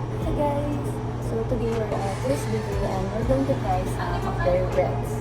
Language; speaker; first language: English; non-native, local second language; Filipino